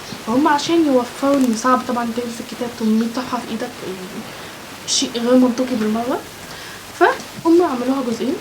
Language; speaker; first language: Arabic; native; Arabic